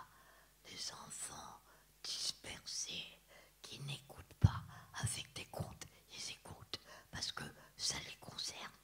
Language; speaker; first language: French; native; French